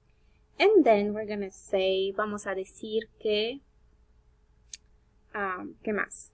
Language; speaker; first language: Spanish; non-native, fluent; English